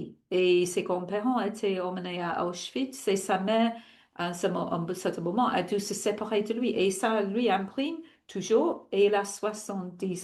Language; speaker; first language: French; non-native, fluent; English